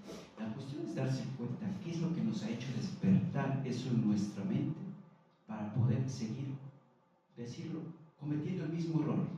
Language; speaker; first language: Spanish; native; Spanish